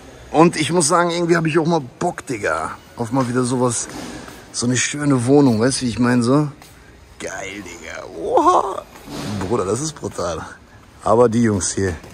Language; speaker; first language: German; native; German